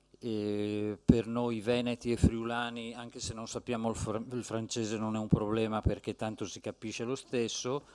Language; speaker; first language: Italian; native; Italian